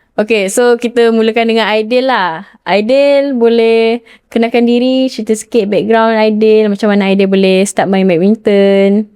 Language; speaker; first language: Malay; native; Malay